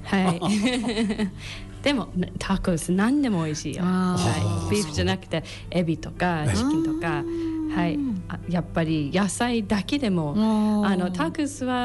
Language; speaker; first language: Japanese; non-native, learner; English